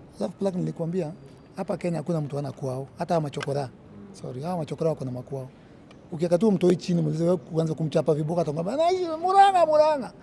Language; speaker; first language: Swahili; native; Swahili